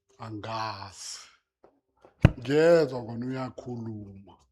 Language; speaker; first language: Zulu; native; Zulu